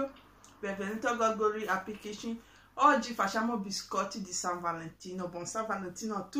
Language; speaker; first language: Italian; non-native, learner; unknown